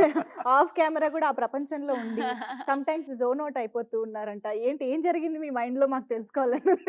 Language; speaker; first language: Telugu; native; Telugu